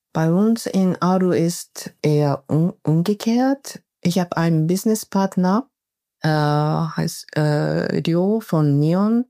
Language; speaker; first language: German; non-native, learner; Japanese